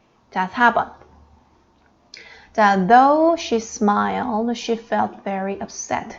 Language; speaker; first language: English; non-native, fluent; Korean